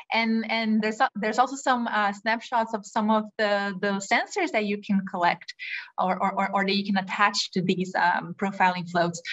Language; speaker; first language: English; non-native, fluent; Portuguese